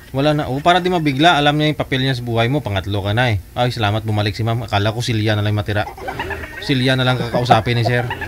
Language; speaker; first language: Filipino; native; Filipino